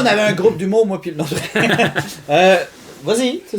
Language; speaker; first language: French; native; French